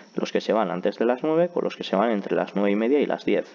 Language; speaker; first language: Spanish; non-native, local second language; Basque